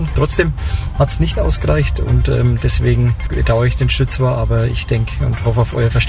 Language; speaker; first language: German; native; German